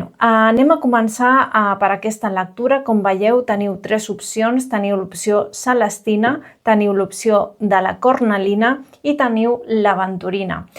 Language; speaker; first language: Catalan; non-native, local second language; Spanish